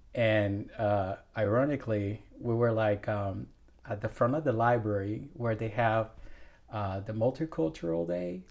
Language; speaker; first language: English; non-native, fluent; Spanish